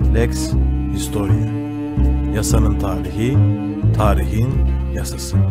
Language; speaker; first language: Turkish; native; Turkish